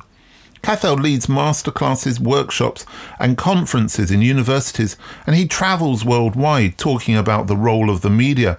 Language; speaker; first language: English; native; English